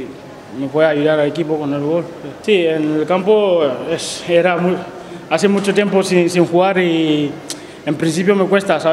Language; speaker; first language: Spanish; non-native, fluent; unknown